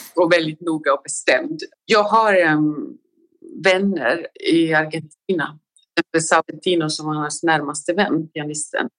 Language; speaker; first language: Swedish; native; Swedish